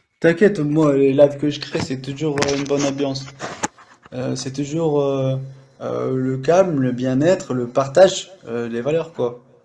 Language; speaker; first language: French; native; French